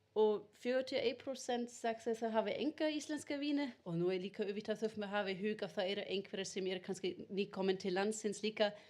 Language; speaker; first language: Icelandic; non-native, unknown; German